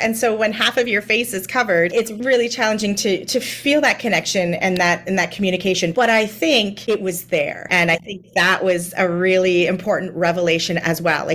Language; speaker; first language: English; native; English